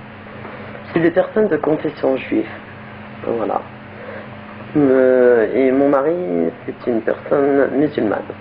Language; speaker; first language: French; native; French